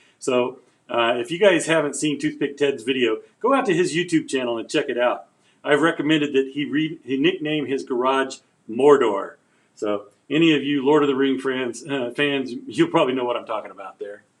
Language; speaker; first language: English; native; English